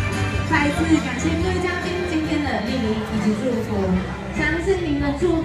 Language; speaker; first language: Chinese; native; Chinese